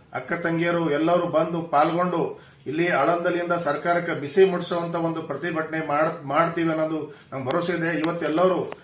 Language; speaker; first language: Kannada; non-native, local second language; Lambadi